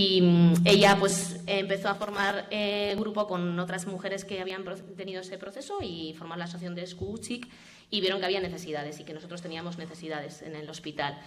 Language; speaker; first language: Spanish; native; Spanish